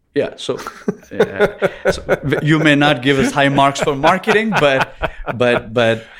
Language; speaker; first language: English; non-native, local second language; Tamil